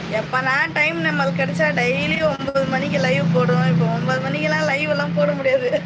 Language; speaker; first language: Tamil; native; Tamil